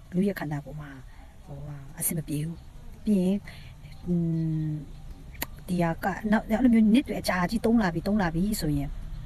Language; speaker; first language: Burmese; non-native, local second language; Kachin